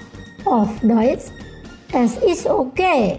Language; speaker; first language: German; non-native, fluent; Indonesian